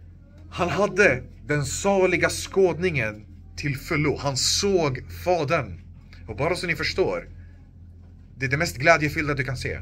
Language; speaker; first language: Swedish; non-native, local second language; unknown